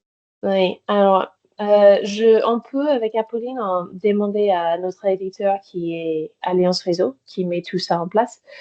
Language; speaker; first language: French; native; French